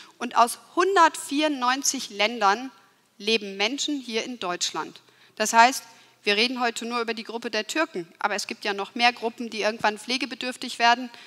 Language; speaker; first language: German; early bilingual, other home language; Turkish